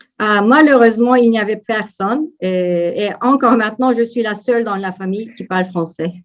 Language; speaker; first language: French; non-native, fluent; Turkish